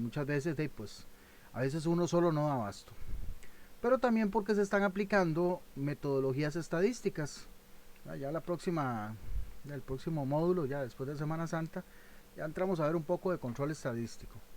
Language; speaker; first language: Spanish; native; Spanish